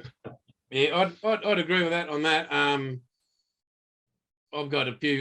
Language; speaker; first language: English; native; English